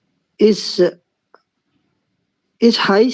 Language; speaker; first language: German; non-native, learner; Urdu